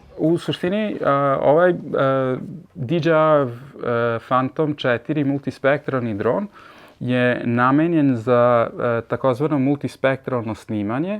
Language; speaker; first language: Serbian; early bilingual, heritage; Serbian